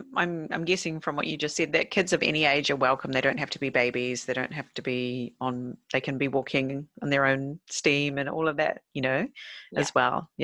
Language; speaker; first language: English; native; English